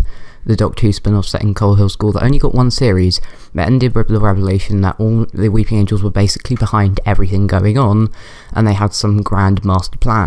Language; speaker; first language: English; native; English